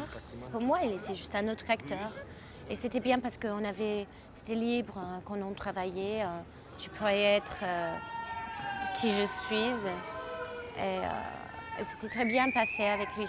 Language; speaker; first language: French; non-native, learner; English